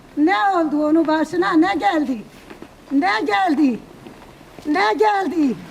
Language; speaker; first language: Turkish; non-native, local second language; Kurdish